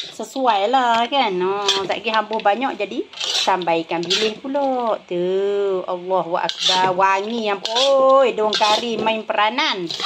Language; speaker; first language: Malay; native; Malay